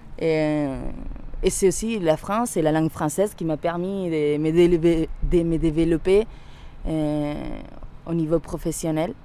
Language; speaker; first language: French; non-native, fluent; Spanish